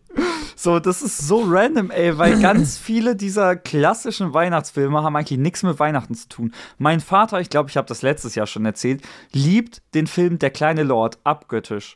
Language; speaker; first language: German; native; German